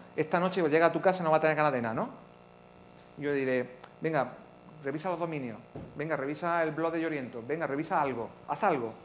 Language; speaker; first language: Spanish; native; Spanish